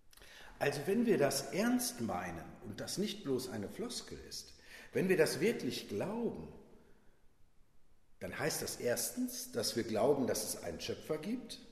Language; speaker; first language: German; native; German